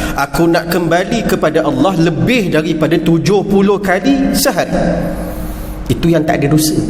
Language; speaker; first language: Malay; native; Malay